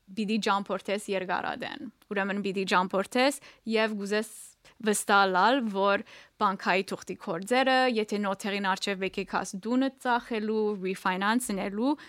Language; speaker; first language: Armenian; early bilingual, heritage; Armenian